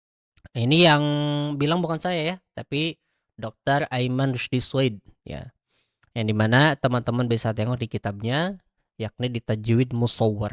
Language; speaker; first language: Indonesian; native; Indonesian